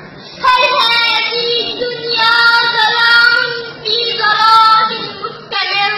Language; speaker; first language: Arabic; native; Arabic